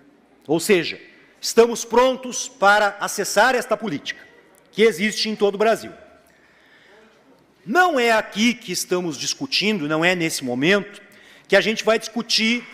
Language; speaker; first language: Portuguese; native; Portuguese